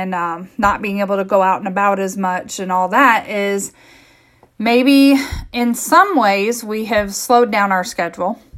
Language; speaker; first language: English; native; English